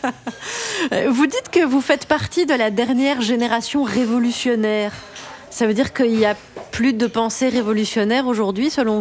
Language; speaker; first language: French; native; French